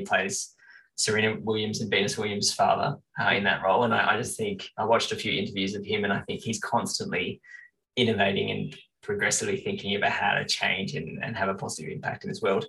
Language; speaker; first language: English; native; English